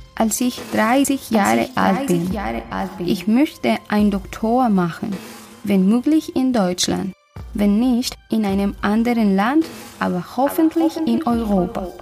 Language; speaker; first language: German; non-native, fluent; Spanish